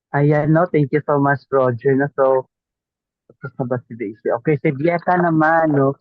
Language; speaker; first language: Filipino; non-native, local second language; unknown